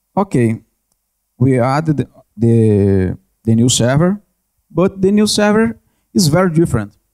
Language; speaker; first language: English; non-native, learner; Portuguese